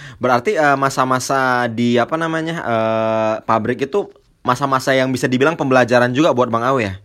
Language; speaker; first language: Indonesian; native; Indonesian